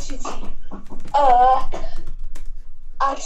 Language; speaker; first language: French; non-native, learner; English